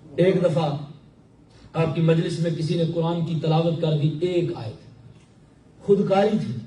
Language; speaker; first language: Urdu; non-native, local second language; Punjabi